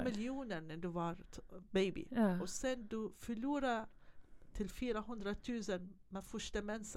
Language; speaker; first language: Swedish; non-native, fluent; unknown